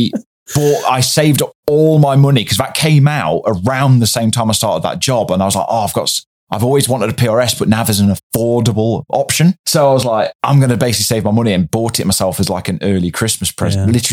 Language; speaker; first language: English; native; English